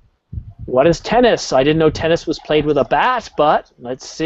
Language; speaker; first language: English; native; English